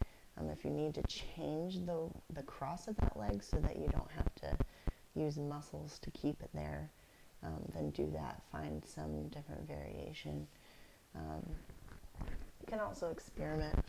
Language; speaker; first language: English; native; English